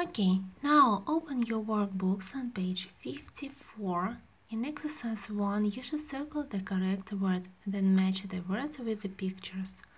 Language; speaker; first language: English; non-native, fluent; Russian